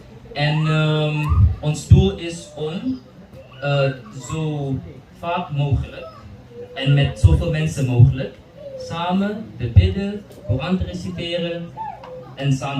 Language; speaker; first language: Dutch; early bilingual, other home language; Indonesian